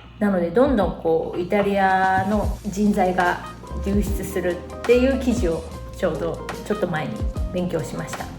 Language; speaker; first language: Japanese; native; Japanese